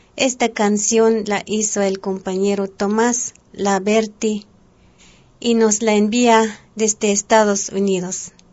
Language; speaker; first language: Spanish; non-native, local second language; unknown